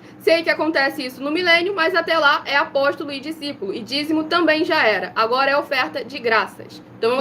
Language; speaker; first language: Portuguese; native; Portuguese